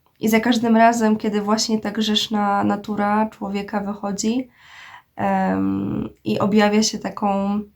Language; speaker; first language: Polish; native; Polish